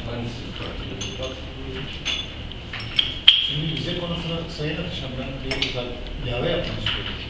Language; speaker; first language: Turkish; native; Turkish